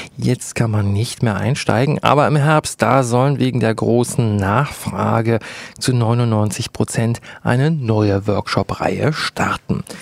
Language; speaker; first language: German; native; German